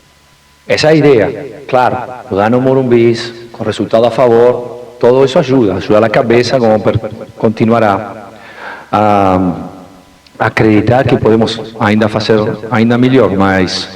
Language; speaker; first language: Portuguese; non-native, fluent; Spanish